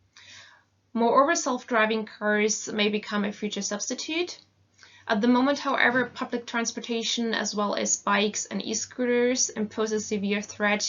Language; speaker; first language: English; non-native, fluent; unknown